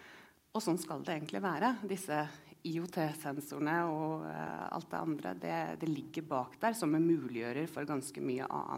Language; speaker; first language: Norwegian; native; Norwegian